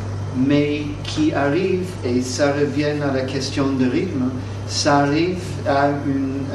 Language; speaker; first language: French; non-native, fluent; English